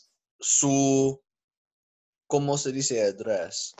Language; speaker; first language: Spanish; non-native, learner; English